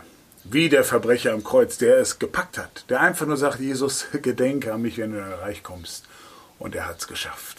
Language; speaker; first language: German; native; German